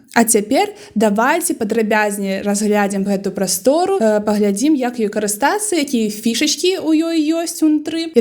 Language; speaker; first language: Belarusian; non-native, local second language; Russian